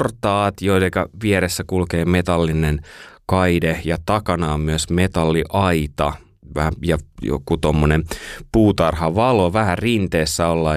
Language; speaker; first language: Finnish; native; Finnish